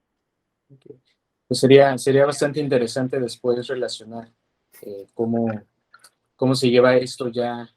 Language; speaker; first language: Spanish; native; Spanish